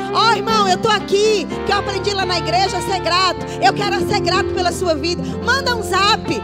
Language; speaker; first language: Portuguese; native; Portuguese